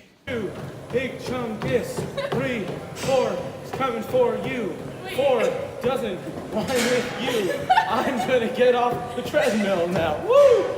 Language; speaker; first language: English; native; English